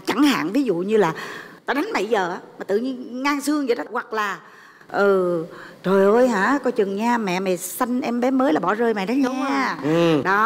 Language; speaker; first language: Vietnamese; native; Vietnamese